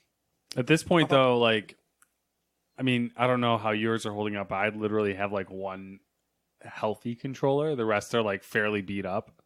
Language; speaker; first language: English; native; English